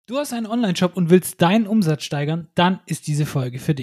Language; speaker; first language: German; native; German